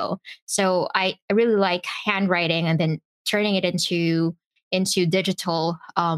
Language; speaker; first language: English; non-native, local second language; Filipino